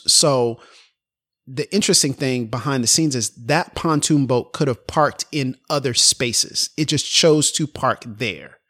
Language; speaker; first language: English; native; English